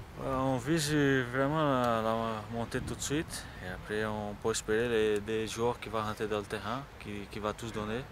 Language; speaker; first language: French; non-native, fluent; Portuguese